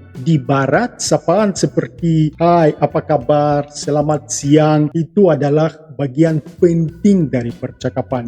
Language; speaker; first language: Indonesian; non-native, fluent; Russian